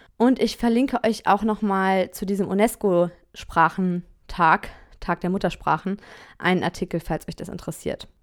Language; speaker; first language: German; native; German